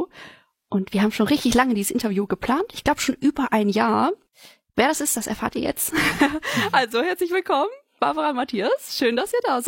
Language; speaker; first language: German; native; German